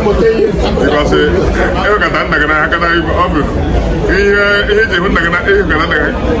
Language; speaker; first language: Igbo; native; Igbo